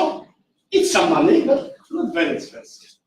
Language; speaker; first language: English; non-native, fluent; Polish